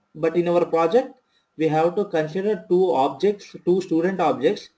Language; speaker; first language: English; non-native, local second language; Telugu